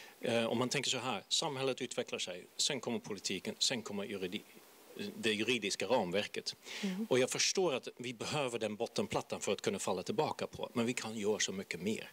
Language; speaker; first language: Swedish; non-native, fluent; Dutch